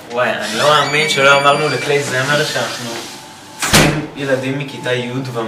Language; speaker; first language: Hebrew; native; Hebrew